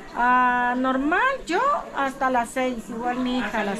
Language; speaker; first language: Spanish; native; Spanish